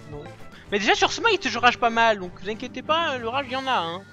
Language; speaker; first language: French; native; French